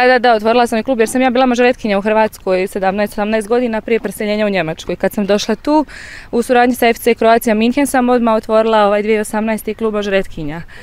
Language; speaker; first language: Croatian; native; Croatian